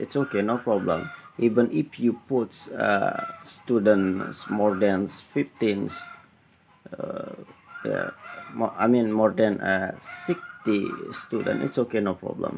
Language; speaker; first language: English; non-native, learner; Indonesian